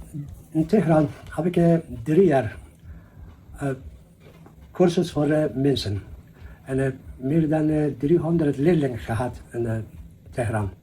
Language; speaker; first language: Dutch; non-native, learner; Persian